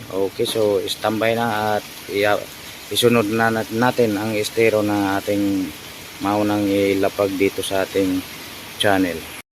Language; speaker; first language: Filipino; native; Filipino